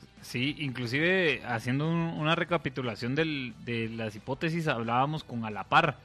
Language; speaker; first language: Spanish; native; Spanish